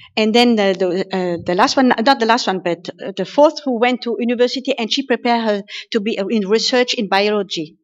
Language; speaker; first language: English; non-native, fluent; German